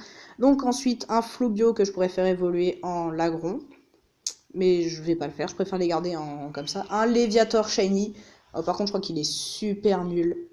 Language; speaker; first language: French; native; French